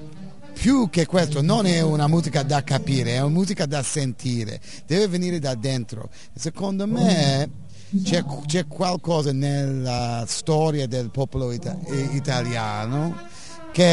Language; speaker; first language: Italian; non-native, fluent; English